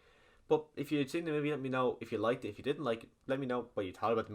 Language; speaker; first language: English; native; English